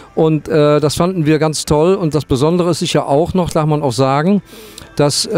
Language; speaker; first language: German; native; German